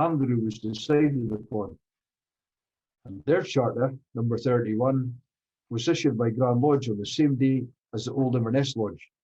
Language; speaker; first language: English; native; English